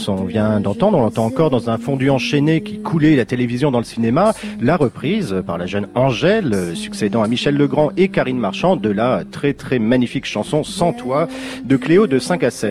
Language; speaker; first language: French; native; French